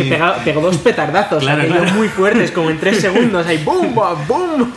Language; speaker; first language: Spanish; native; Spanish